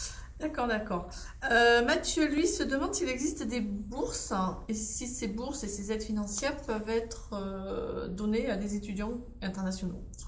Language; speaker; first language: French; native; French